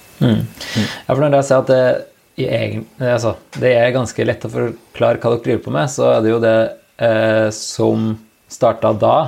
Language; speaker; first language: Norwegian; native; Norwegian